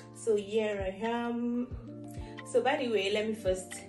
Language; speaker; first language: English; non-native, local second language; Yoruba